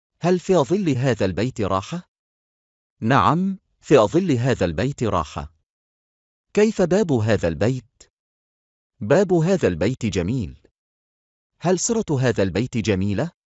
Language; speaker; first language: Arabic; non-native, fluent; Bangla